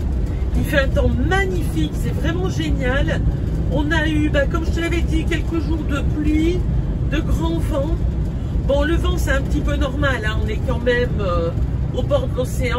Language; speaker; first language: French; native; French